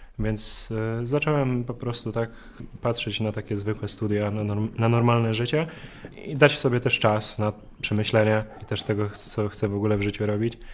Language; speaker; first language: Polish; native; Polish